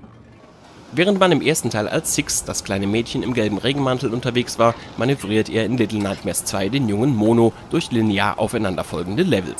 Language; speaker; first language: German; native; German